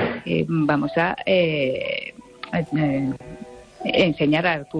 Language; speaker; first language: Spanish; non-native, learner; Japanese